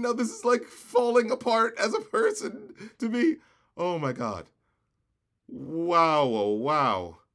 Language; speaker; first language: English; native; English